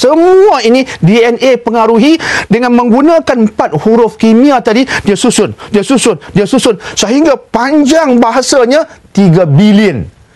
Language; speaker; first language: Malay; native; Malay